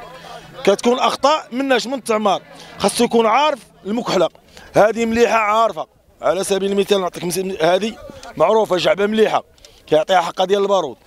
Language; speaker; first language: Arabic; native; Arabic